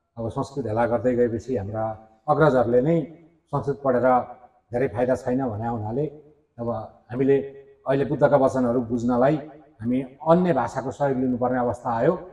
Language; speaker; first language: Nepali; native; Nepali